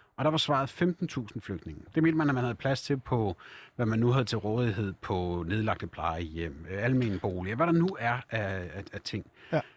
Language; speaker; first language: Danish; native; Danish